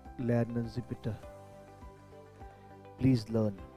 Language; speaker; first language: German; non-native, fluent; Hindi